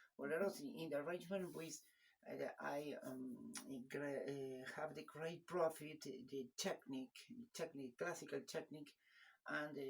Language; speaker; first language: English; non-native, learner; Spanish